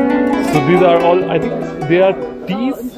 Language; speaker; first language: English; non-native, local second language; Hindi